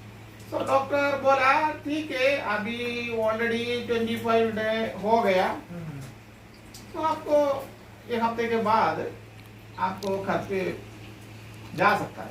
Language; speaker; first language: Hindi; non-native, local second language; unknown